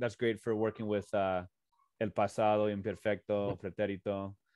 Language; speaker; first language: English; native; English